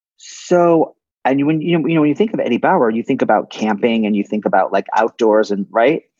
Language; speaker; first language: English; native; English